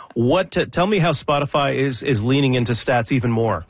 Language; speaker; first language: English; native; English